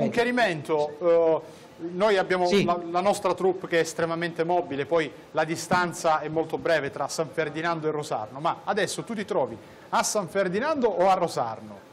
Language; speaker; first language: Italian; native; Italian